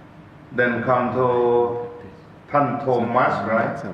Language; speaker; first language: English; non-native, learner; Thai